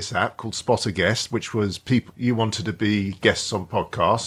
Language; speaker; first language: English; native; English